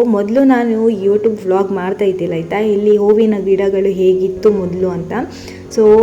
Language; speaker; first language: Kannada; native; Kannada